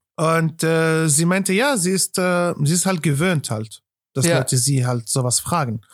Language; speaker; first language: German; non-native, fluent; Arabic